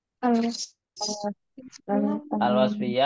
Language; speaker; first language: Arabic; non-native, learner; Indonesian